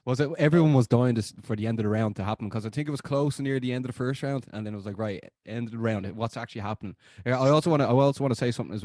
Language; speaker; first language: English; native; English